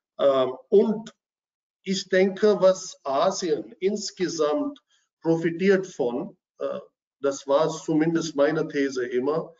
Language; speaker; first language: German; non-native, fluent; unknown